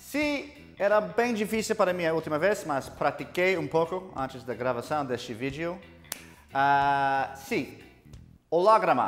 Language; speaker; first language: Portuguese; non-native, learner; English